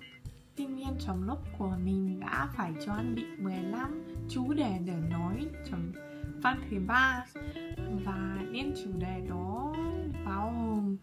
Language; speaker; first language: Vietnamese; non-native, fluent; Russian